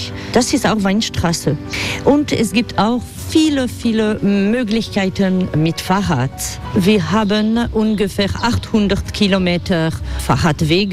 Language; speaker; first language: German; non-native, learner; French